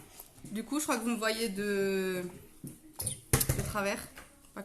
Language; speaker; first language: French; native; French